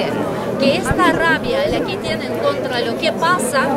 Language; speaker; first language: Spanish; non-native, fluent; Ukrainian